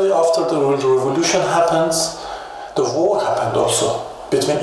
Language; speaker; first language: English; non-native, fluent; Persian